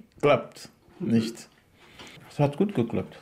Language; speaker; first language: German; non-native, learner; Fula